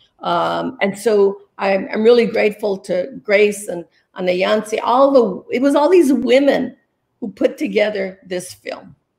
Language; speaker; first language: English; early bilingual, other home language; Spanish